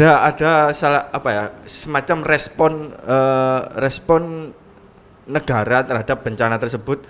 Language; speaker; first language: Indonesian; non-native, local second language; Javanese